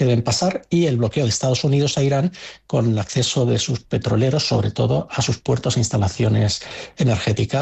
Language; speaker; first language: Spanish; native; Spanish